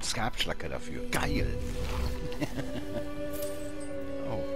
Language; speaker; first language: German; native; German